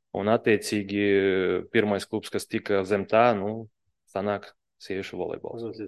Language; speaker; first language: Latvian; non-native, local second language; Russian